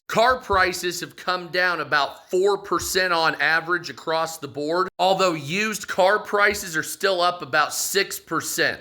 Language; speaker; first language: English; native; English